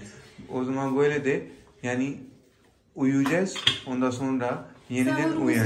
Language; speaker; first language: Turkish; non-native, learner; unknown